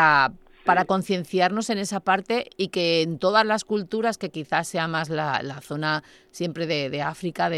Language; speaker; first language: Spanish; native; Spanish